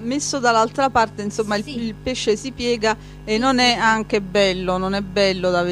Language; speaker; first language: Italian; native; Italian